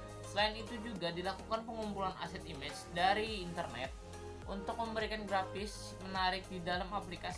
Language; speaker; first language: Indonesian; native; Indonesian